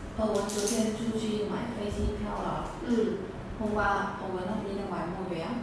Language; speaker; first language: Chinese; non-native, learner; Vietnamese